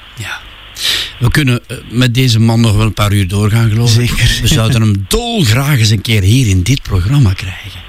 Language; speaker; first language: Dutch; native; Dutch